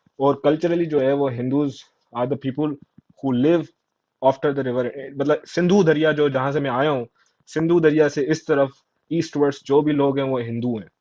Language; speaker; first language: Urdu; non-native, local second language; Sindhi